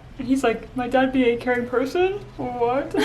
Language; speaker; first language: English; native; English